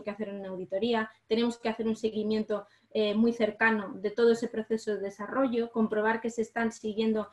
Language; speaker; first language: Spanish; native; Spanish